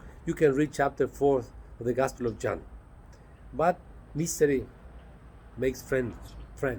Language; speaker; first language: English; non-native, fluent; Spanish